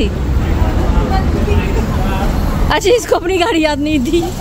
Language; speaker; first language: Hindi; native; Hindi